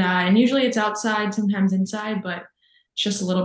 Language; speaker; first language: English; native; English